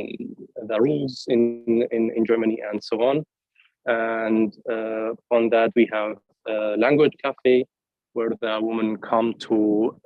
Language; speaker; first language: English; non-native, fluent; Arabic